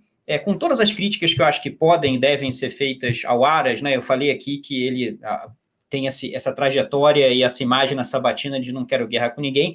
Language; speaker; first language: Portuguese; native; Portuguese